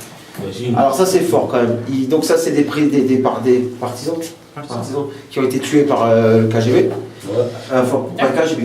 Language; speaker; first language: French; native; French